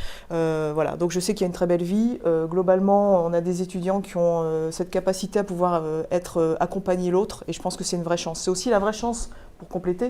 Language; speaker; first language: French; native; French